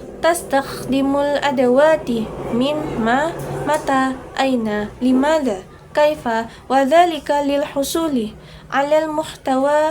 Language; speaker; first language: Arabic; non-native, learner; Indonesian